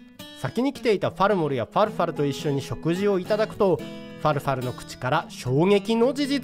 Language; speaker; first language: Japanese; native; Japanese